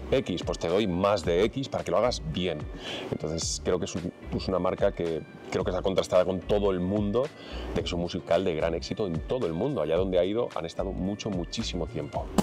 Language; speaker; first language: Spanish; native; Spanish